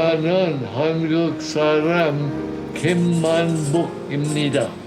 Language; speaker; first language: Korean; early bilingual, heritage; English